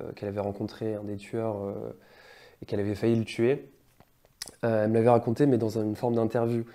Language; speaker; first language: French; native; French